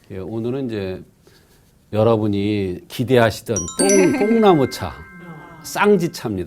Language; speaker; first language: Korean; native; Korean